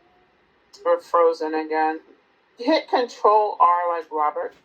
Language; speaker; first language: English; native; English